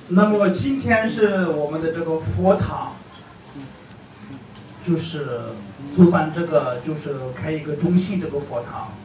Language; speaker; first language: Chinese; non-native, fluent; Tibetan